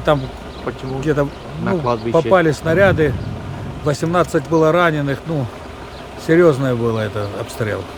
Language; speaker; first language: Russian; native; Russian